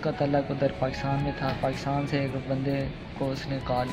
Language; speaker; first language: Urdu; non-native, local second language; Punjabi